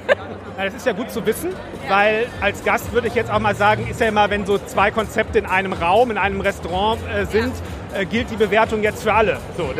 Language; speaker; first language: German; native; German